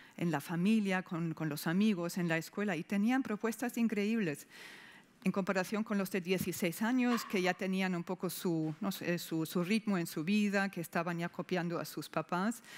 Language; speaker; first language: Spanish; non-native, fluent; German